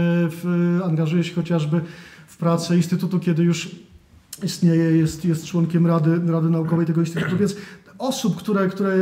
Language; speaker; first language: Polish; native; Polish